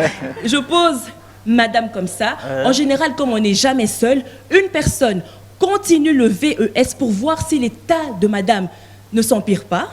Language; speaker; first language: French; non-native, local second language; Lingala